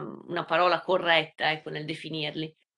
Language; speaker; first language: Italian; native; Italian